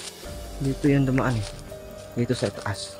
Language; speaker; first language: Filipino; non-native, local second language; Cebuano